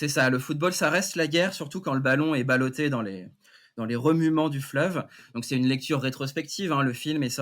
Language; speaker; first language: French; native; French